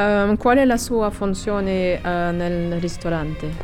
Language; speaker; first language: Italian; non-native, learner; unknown